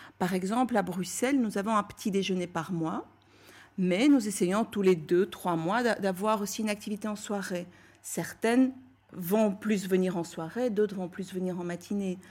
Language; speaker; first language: French; non-native, fluent; Bulgarian